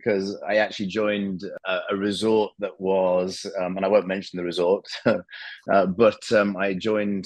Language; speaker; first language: English; native; English